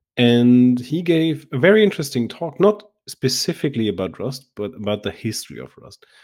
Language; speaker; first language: English; non-native, fluent; German